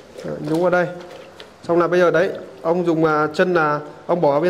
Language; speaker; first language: Vietnamese; native; Vietnamese